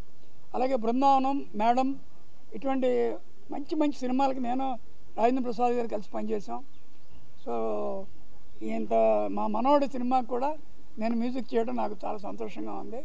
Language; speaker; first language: Telugu; native; Telugu